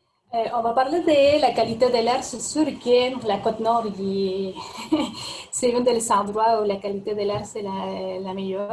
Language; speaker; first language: French; non-native, fluent; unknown